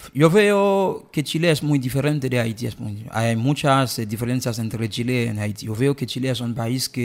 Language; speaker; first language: Spanish; non-native, learner; Haitian Creole